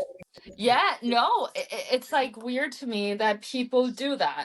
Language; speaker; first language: English; early bilingual, heritage; English